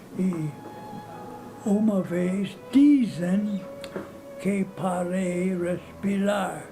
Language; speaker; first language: Portuguese; non-native, fluent; English